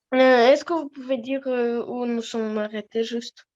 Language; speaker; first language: French; non-native, learner; Russian